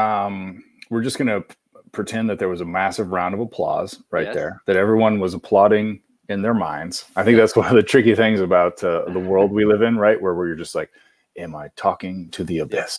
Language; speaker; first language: English; native; English